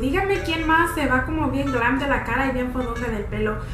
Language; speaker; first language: Spanish; early bilingual, other home language; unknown